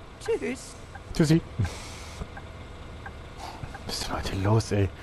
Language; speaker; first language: German; native; German